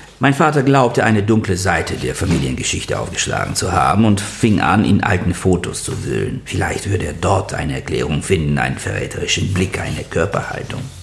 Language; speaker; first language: German; non-native, fluent; Bulgarian